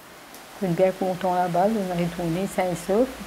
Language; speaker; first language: French; non-native, learner; Morisyen